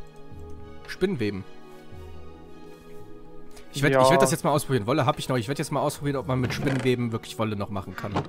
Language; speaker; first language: German; native; German